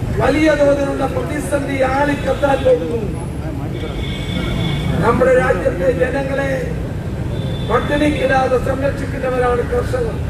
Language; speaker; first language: Malayalam; native; Malayalam